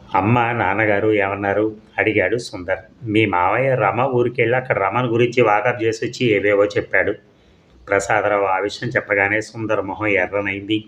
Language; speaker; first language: Telugu; native; Telugu